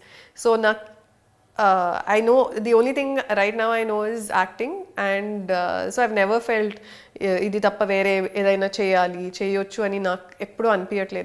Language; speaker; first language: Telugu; non-native, local second language; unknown